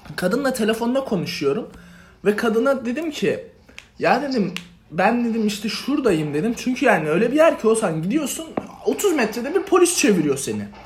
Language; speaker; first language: Turkish; native; Turkish